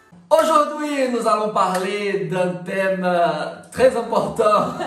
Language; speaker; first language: French; non-native, fluent; Portuguese